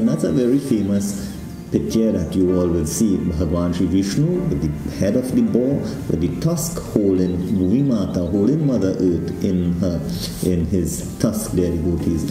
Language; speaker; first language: English; native; English